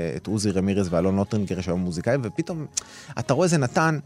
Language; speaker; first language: Hebrew; native; Hebrew